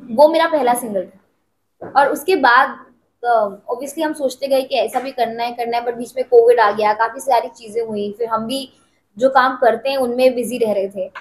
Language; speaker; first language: Hindi; native; Hindi